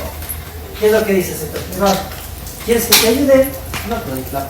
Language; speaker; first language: Spanish; native; Spanish